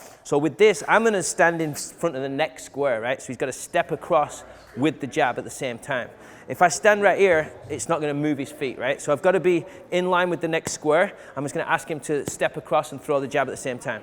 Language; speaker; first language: English; native; English